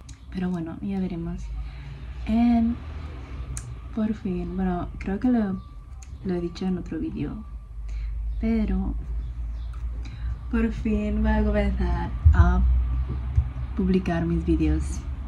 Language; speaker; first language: Spanish; native; Spanish